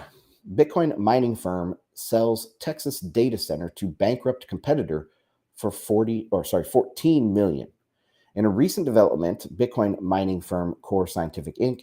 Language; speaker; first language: English; native; English